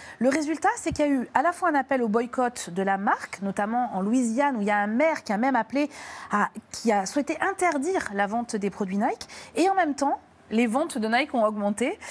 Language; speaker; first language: French; native; French